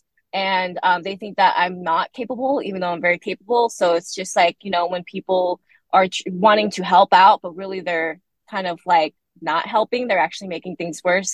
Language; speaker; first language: English; native; English